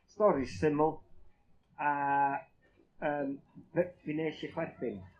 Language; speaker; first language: Welsh; native; Welsh